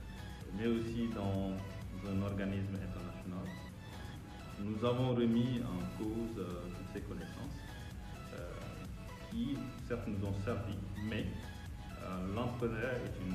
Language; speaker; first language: French; non-native, local second language; Wolof